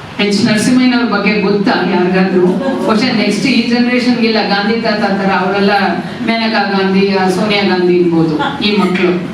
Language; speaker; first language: Kannada; non-native, local second language; Tamil